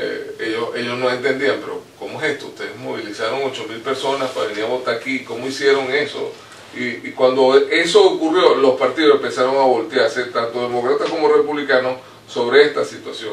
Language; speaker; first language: Spanish; native; Spanish